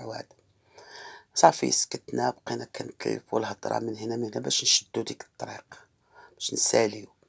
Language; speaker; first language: Arabic; native; Arabic